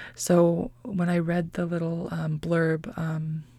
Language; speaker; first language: English; native; English